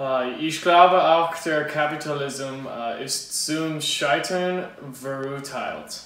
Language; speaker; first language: German; non-native, learner; English